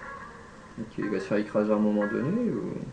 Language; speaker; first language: French; native; French